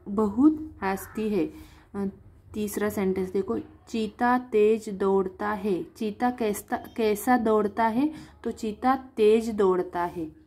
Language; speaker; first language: Hindi; non-native, local second language; Marathi